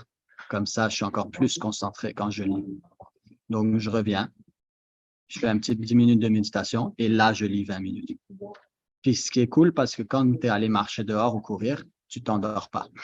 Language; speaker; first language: French; native; French